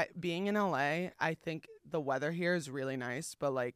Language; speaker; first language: English; native; English